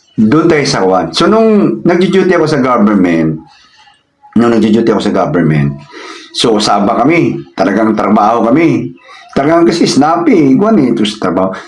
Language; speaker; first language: Filipino; native; Filipino